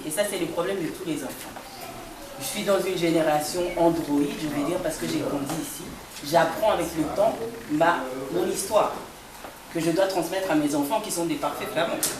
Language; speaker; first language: French; early bilingual, other home language; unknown